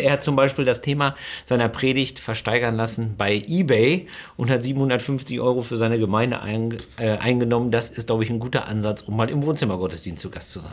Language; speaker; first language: German; native; German